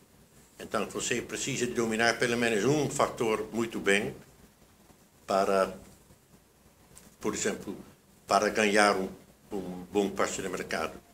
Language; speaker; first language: Portuguese; non-native, fluent; Dutch